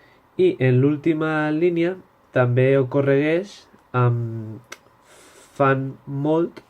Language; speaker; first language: Catalan; non-native, local second language; Spanish